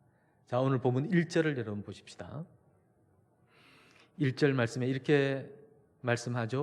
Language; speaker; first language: Korean; native; Korean